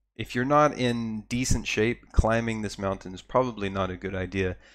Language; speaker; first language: English; native; English